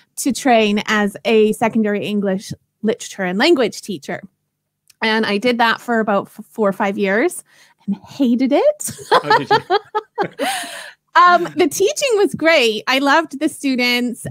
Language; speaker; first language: English; native; English